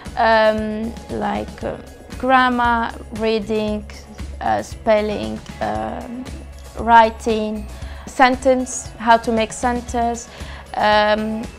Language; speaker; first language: English; non-native, learner; Arabic